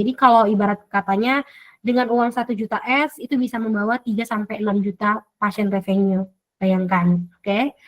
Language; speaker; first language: Indonesian; native; Indonesian